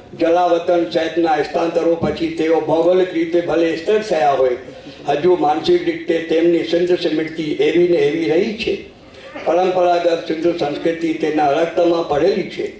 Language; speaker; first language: Gujarati; non-native, local second language; Sindhi